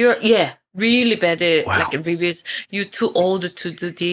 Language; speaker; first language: English; non-native, fluent; Korean